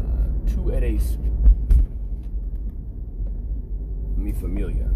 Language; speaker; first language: Spanish; non-native, learner; English